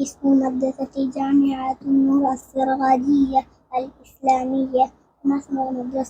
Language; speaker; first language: Arabic; non-native, learner; Bangla